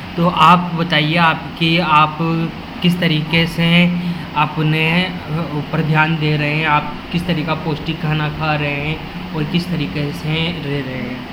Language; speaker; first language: Hindi; native; Hindi